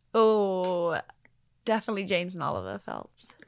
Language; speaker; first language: English; native; English